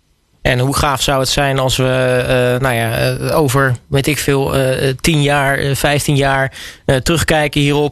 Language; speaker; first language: Dutch; native; Dutch